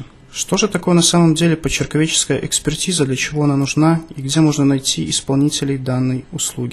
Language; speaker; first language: Russian; native; Russian